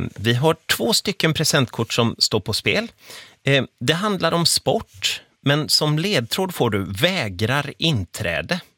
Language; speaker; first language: Swedish; native; Swedish